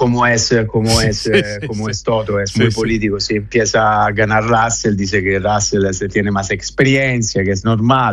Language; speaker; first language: Spanish; non-native, fluent; Italian